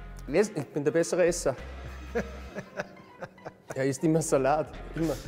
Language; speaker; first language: German; non-native, learner; English